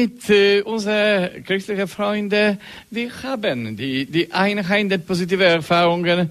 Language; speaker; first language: German; non-native, learner; Polish